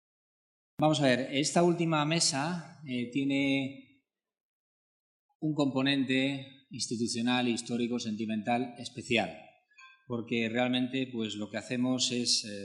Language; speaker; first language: Spanish; native; Spanish